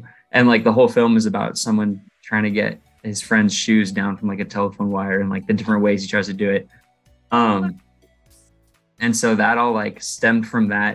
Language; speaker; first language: English; native; English